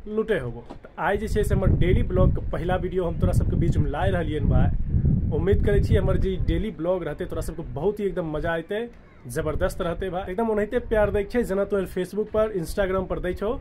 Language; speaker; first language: Maithili; native; Maithili